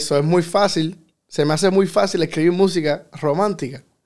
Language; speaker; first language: Spanish; early bilingual, heritage; Spanish